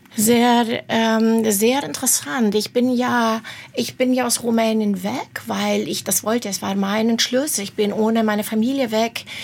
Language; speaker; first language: German; non-native, fluent; Romanian